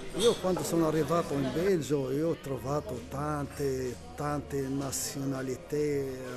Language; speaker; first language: Italian; non-native, learner; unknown